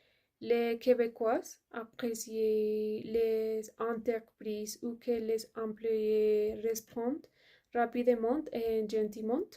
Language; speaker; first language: French; non-native, learner; Spanish